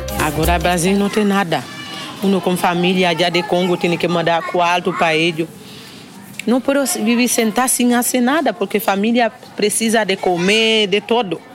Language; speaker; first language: Spanish; non-native, learner; Haitian Creole